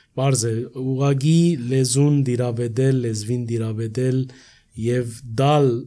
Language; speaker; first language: Armenian; early bilingual, heritage; Armenian